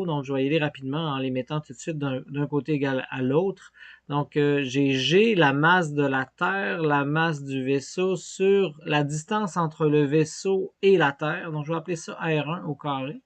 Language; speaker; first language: French; native; French